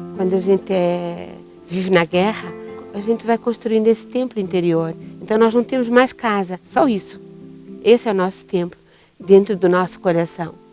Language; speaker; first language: Portuguese; native; Portuguese